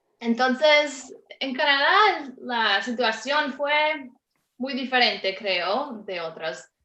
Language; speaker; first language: Spanish; early bilingual, heritage; Spanish